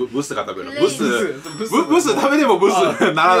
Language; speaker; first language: Japanese; native; Japanese